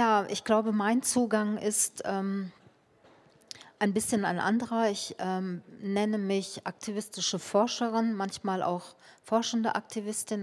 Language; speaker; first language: German; early bilingual, other home language; Turkish